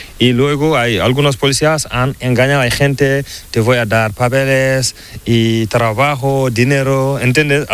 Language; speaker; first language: Spanish; non-native, learner; Fula